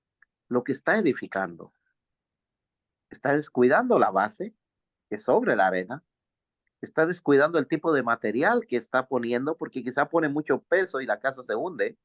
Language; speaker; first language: Spanish; native; Spanish